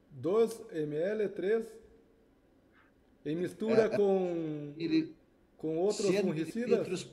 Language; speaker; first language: Spanish; non-native, learner; Portuguese